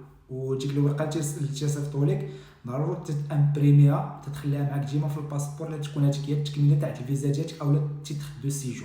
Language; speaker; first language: Arabic; native; Arabic